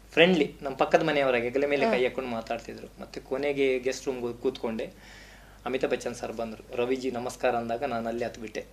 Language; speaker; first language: Kannada; non-native, local second language; Tulu